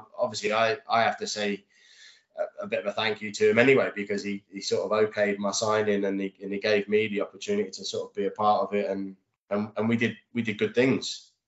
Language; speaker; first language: English; native; English